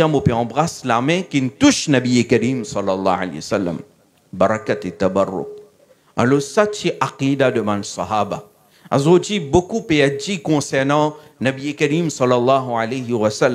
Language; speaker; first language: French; non-native, local second language; Morisyen